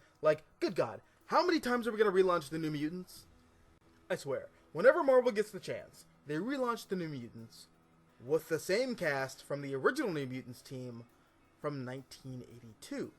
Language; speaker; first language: English; native; English